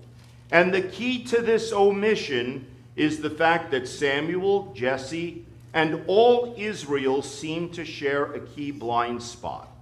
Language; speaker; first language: English; native; English